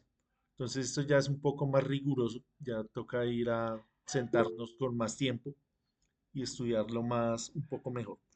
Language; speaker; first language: Spanish; native; Spanish